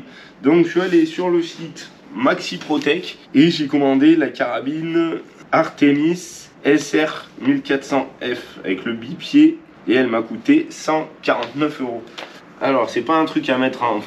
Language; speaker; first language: French; native; French